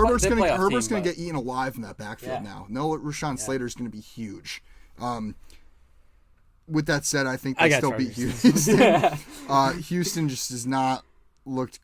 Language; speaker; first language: English; native; English